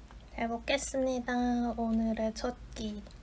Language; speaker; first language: Korean; non-native, fluent; Chinese